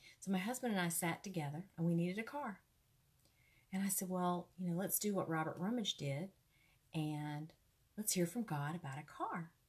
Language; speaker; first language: English; native; English